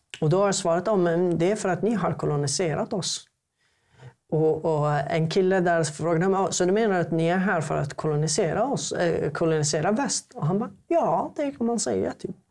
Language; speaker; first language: Swedish; non-native, fluent; Arabic